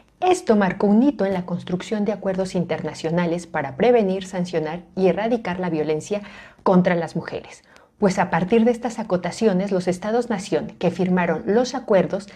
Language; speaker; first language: Spanish; native; Spanish